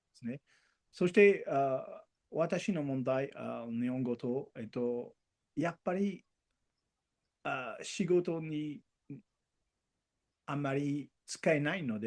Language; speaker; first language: Japanese; non-native, learner; Spanish